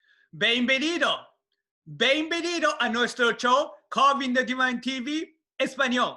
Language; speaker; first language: Spanish; non-native, fluent; Japanese